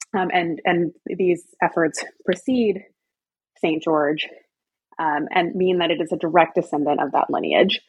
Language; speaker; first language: English; native; English